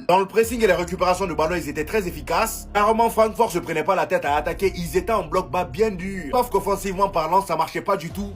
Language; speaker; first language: French; native; French